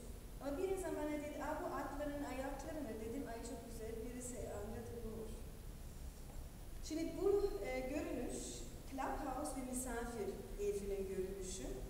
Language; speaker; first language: Turkish; non-native, fluent; German